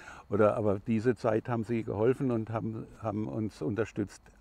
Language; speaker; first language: German; non-native, fluent; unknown